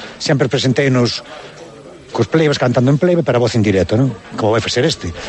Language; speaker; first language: Galician; native; Galician